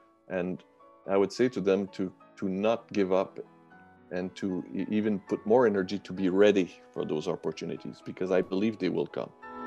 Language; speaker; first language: English; non-native, fluent; French